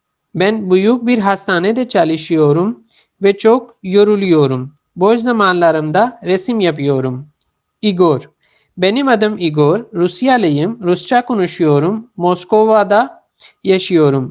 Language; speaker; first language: Turkish; non-native, fluent; Urdu